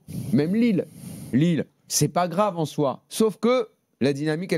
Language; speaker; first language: French; native; French